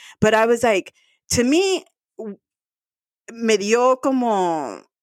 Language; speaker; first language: English; early bilingual, other home language; Spanish